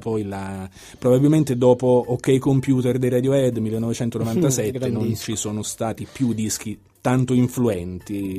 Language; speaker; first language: Italian; native; Italian